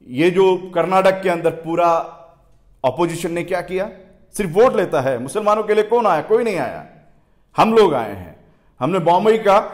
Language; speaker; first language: Hindi; native; Hindi